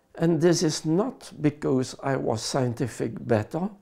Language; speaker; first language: English; non-native, fluent; French